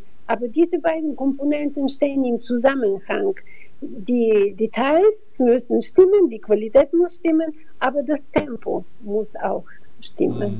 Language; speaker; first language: German; non-native, fluent; Bulgarian